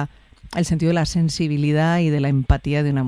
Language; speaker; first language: Spanish; native; Spanish